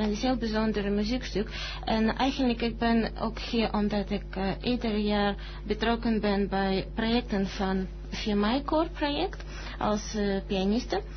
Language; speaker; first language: Dutch; non-native, fluent; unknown